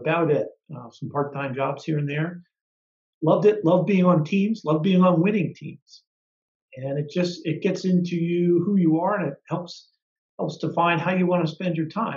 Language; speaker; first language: English; native; English